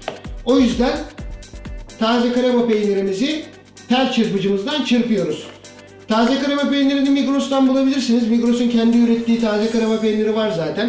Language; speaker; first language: Turkish; native; Turkish